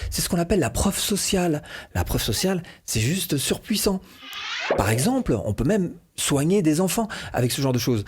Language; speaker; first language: French; native; French